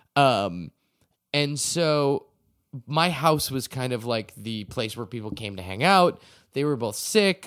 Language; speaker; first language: English; native; English